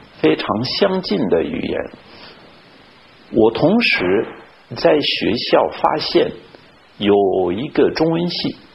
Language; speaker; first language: Chinese; non-native, fluent; French